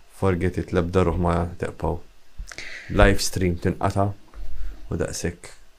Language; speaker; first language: Maltese; native; Maltese